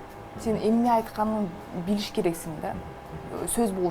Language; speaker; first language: Kyrgyz; non-native, local second language; Russian